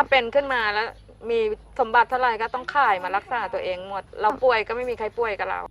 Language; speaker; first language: Thai; native; Thai